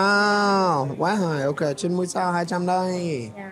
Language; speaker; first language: Vietnamese; non-native, fluent; English